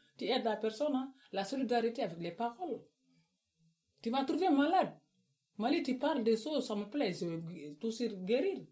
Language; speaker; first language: French; non-native, local second language; Wolof